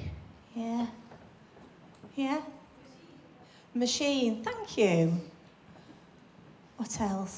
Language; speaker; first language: English; native; English